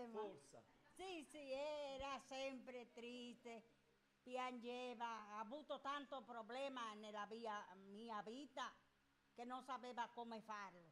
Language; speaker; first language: Italian; non-native, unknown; Spanish